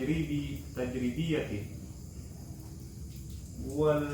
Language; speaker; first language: Arabic; non-native, learner; Indonesian